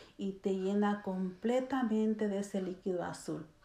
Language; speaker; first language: Spanish; early bilingual, heritage; Spanish